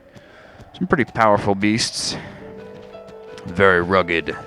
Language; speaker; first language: English; native; English